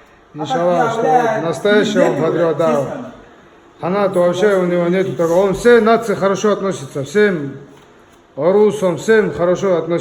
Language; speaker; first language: Russian; non-native, local second language; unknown